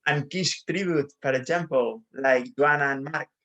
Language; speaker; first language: English; non-native, learner; Spanish